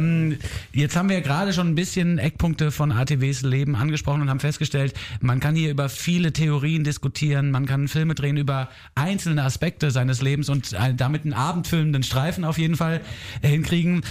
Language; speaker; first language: German; native; German